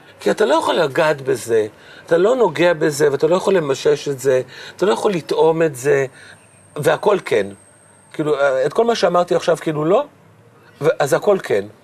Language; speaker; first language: Hebrew; native; Hebrew